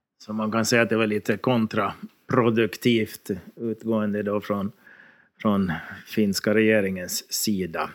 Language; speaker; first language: Swedish; native; Swedish